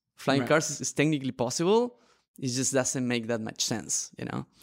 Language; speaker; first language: English; non-native, fluent; Spanish